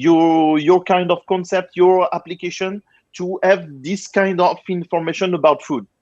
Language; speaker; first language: English; non-native, fluent; French